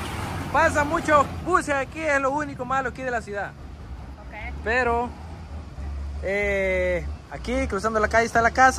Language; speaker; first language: Spanish; native; Spanish